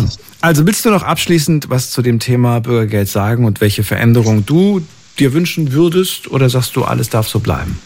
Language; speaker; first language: German; native; German